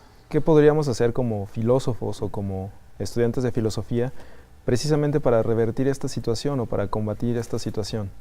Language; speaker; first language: Spanish; native; Spanish